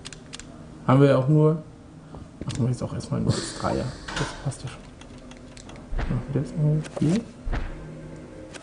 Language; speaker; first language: German; native; German